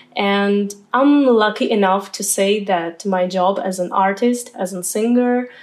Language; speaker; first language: English; non-native, fluent; Ukrainian